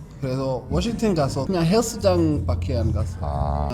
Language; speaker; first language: Korean; non-native, fluent; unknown